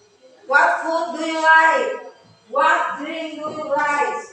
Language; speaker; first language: English; non-native, learner; Indonesian